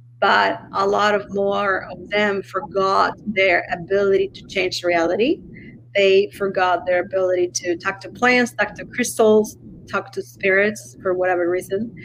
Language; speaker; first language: English; non-native, fluent; Spanish